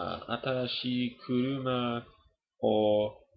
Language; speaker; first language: Japanese; non-native, learner; English